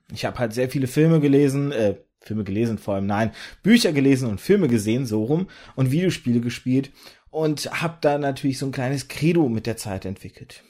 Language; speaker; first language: German; early bilingual, other home language; Russian